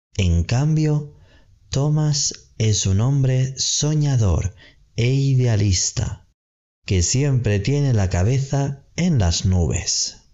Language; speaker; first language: Spanish; native; Spanish